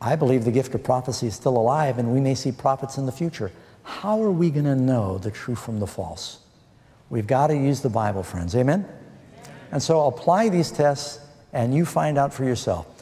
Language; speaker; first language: English; native; English